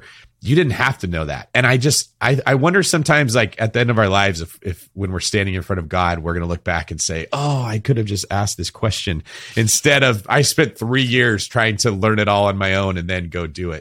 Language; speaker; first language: English; native; English